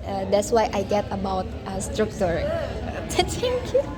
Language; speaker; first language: English; non-native, learner; Indonesian